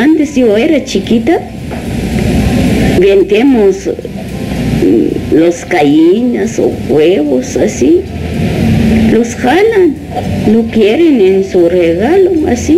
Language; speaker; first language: Spanish; non-native, local second language; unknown